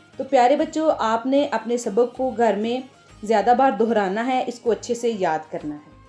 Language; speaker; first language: Hindi; non-native, local second language; Punjabi